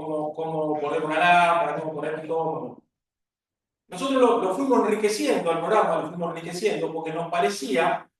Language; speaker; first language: Spanish; native; Spanish